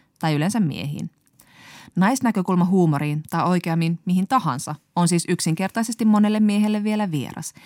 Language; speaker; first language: Finnish; native; Finnish